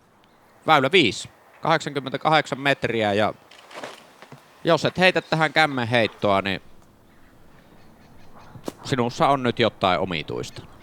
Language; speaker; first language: Finnish; native; Finnish